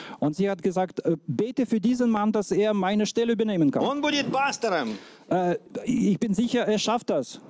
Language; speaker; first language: German; non-native, fluent; Russian